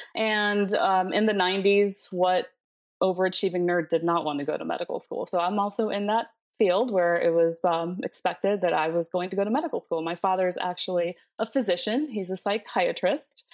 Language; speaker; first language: English; early bilingual, other home language; Spanish